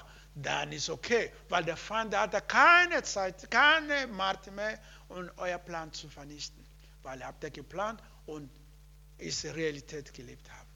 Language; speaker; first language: German; non-native, learner; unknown